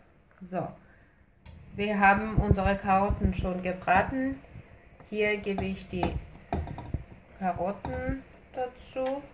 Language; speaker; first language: German; non-native, fluent; Persian